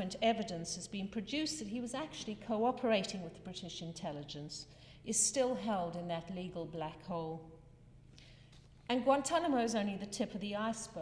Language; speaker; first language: English; native; English